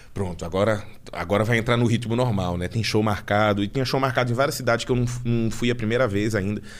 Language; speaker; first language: Portuguese; native; Portuguese